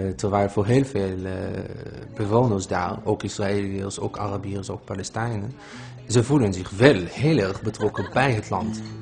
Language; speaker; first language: Dutch; non-native, fluent; Hebrew